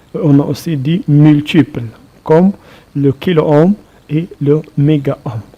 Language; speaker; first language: French; non-native, local second language; Arabic